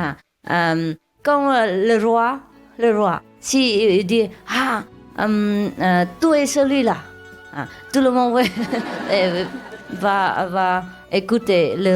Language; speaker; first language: French; non-native, learner; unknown